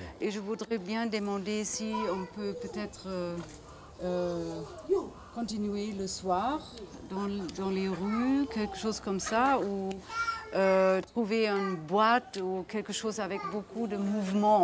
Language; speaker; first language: French; non-native, learner; German